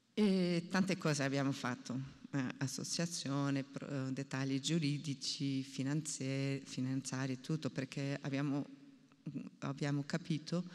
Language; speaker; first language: Italian; non-native, fluent; Portuguese